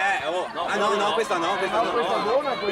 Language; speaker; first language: Italian; native; Italian